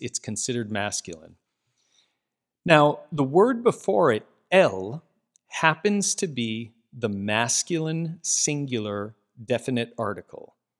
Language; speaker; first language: English; native; English